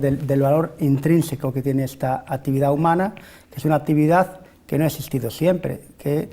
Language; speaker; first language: Spanish; native; Spanish